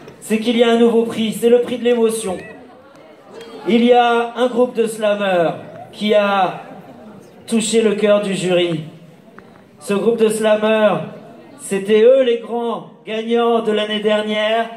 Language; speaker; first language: French; native; French